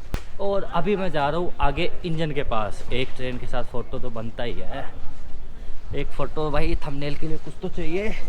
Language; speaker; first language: Hindi; native; Hindi